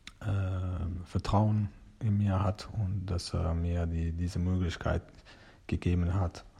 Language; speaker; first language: German; non-native, fluent; Persian